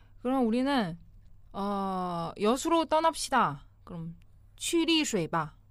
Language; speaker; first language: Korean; non-native, fluent; Chinese